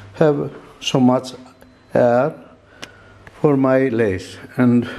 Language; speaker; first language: English; non-native, learner; Greek